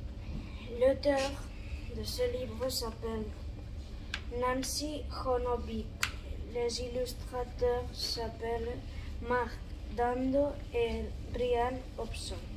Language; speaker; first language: French; non-native, learner; Catalan